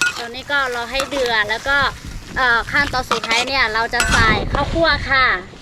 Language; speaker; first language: Thai; non-native, local second language; Lahu